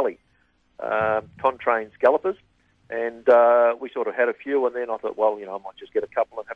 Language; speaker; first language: English; native; English